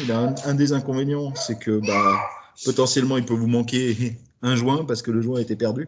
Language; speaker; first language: French; native; French